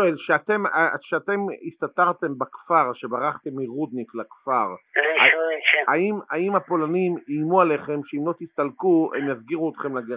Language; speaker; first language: Hebrew; native; Hebrew